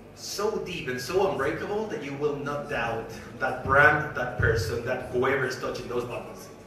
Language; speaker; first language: English; non-native, fluent; Spanish